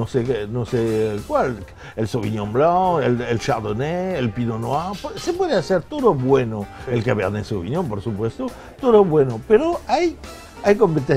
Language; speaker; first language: Spanish; non-native, fluent; French